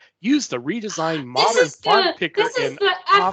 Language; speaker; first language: English; native; English